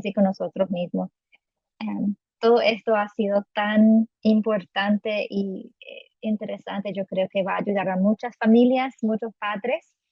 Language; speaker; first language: Spanish; non-native, fluent; English